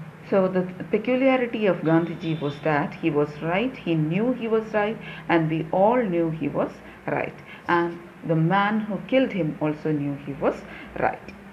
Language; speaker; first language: English; non-native, local second language; Malayalam